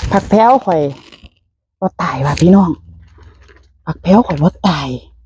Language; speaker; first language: Thai; native; Thai